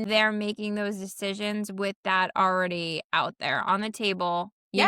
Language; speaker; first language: English; native; English